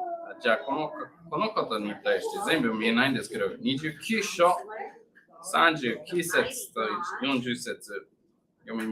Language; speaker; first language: Japanese; non-native, learner; English